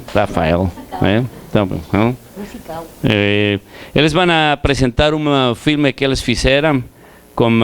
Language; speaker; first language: Portuguese; non-native, learner; Spanish